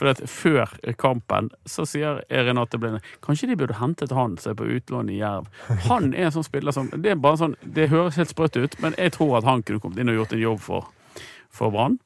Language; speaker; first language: Norwegian; native; Norwegian